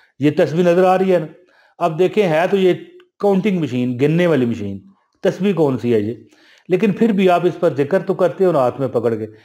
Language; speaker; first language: Urdu; non-native, local second language; Punjabi